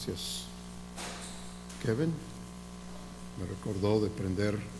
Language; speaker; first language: Spanish; non-native, fluent; English